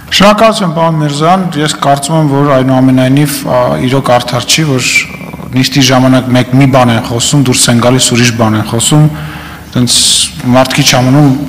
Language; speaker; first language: Armenian; native; Armenian